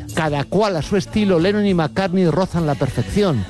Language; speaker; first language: Spanish; native; Spanish